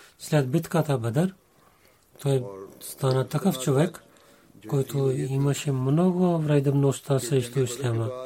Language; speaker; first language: Bulgarian; non-native, learner; Urdu